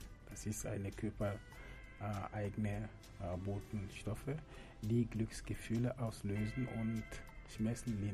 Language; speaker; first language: German; non-native, learner; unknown